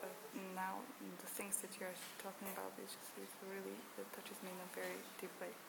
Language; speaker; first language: English; non-native, learner; Slovak